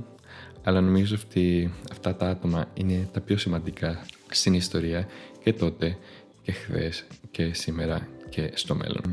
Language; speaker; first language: Greek; non-native, fluent; Spanish